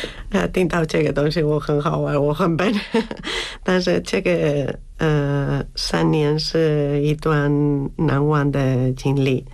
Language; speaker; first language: Chinese; non-native, learner; Spanish